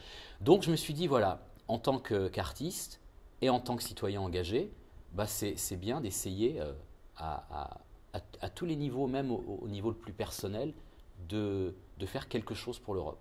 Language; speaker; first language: French; native; French